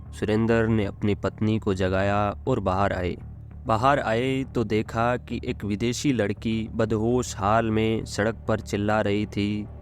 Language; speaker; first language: Hindi; native; Hindi